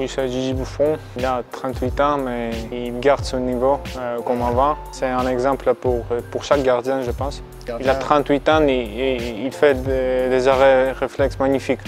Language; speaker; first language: French; non-native, fluent; Armenian